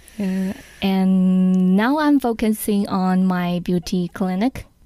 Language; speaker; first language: English; non-native, learner; Chinese